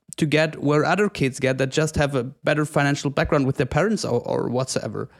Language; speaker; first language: English; non-native, fluent; German